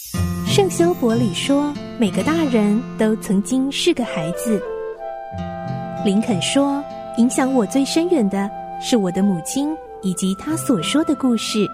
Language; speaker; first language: Chinese; native; Chinese